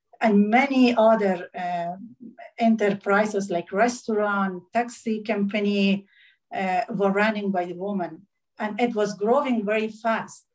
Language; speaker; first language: English; non-native, learner; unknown